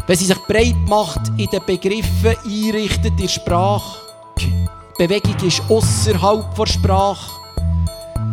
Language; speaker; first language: German; native; German